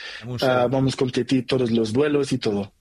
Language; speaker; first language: Spanish; non-native, learner; Portuguese